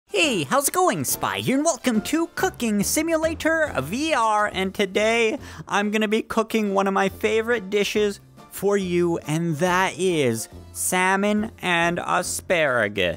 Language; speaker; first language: English; native; English